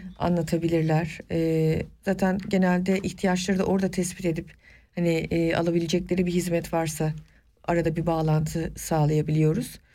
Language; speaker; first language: Turkish; non-native, local second language; Kurdish